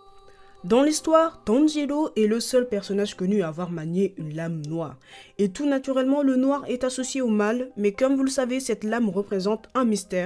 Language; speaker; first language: French; native; French